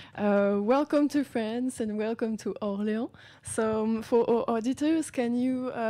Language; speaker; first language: English; non-native, fluent; French